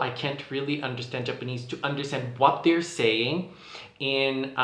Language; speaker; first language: English; non-native, fluent; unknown